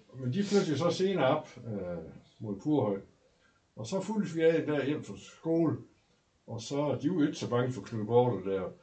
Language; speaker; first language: Danish; native; Danish